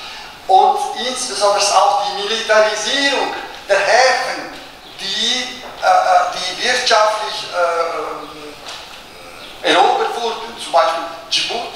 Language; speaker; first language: German; non-native, local second language; Italian